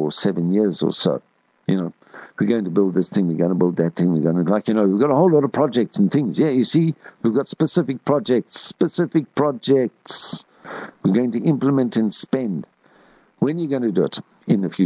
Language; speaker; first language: English; native; English